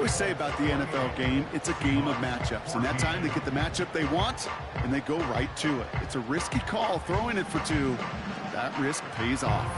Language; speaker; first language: English; native; English